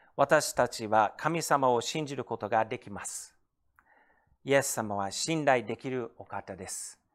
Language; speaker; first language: Japanese; non-native, fluent; English